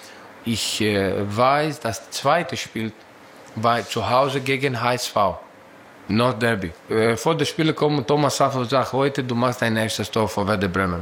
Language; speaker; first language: German; non-native, learner; Greek